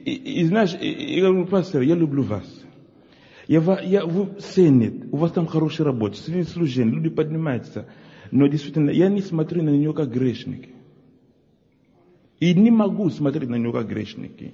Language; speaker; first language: Russian; non-native, local second language; Ukrainian